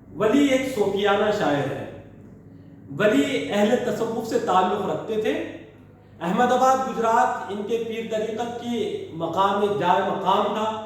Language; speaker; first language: Urdu; native; Urdu